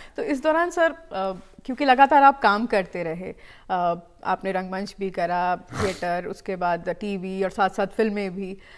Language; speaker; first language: Hindi; native; Hindi